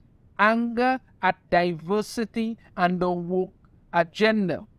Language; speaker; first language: English; native; English